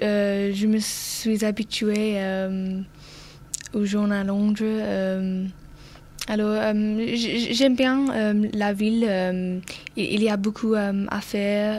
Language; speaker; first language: French; non-native, learner; English